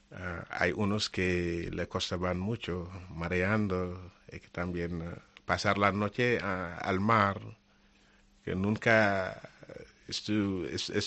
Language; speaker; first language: Spanish; non-native, learner; Wolof